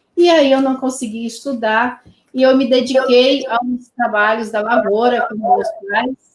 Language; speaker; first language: Portuguese; non-native, local second language; Low German